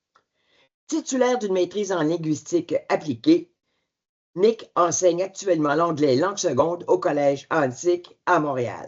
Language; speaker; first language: French; native; French